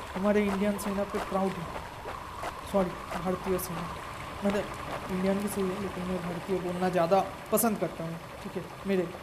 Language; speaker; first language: Hindi; native; Hindi